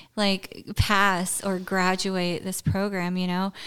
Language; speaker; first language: English; native; English